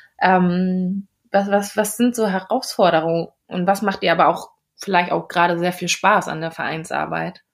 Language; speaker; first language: German; native; German